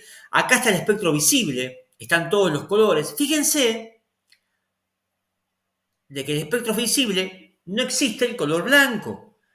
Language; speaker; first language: Spanish; native; Spanish